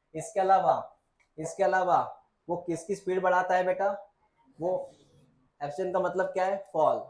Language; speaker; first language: Hindi; non-native, local second language; Marathi